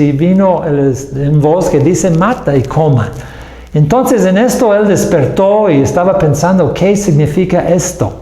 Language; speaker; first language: Spanish; non-native, fluent; English